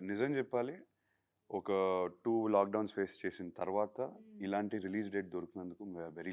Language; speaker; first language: Telugu; native; Telugu